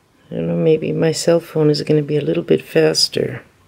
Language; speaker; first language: English; native; English